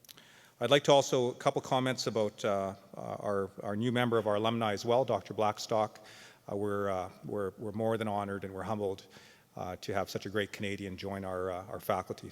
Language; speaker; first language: English; native; English